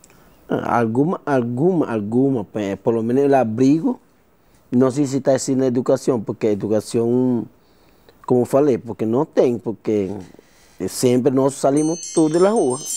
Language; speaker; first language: Portuguese; non-native, learner; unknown